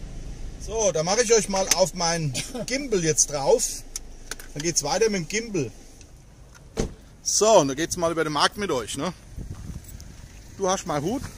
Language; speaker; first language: German; native; German